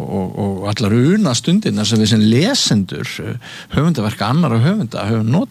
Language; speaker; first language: Icelandic; native; Icelandic